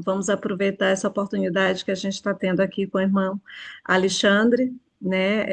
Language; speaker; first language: Portuguese; native; Portuguese